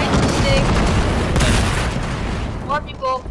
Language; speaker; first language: English; non-native, learner; Dutch